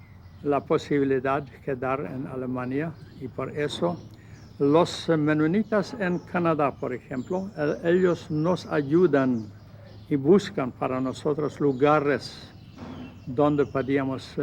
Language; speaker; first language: Spanish; non-native, learner; Plautdietsch